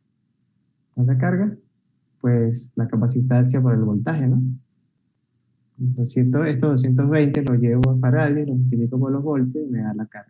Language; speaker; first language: Spanish; native; Spanish